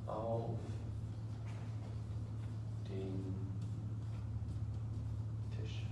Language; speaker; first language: German; non-native, fluent; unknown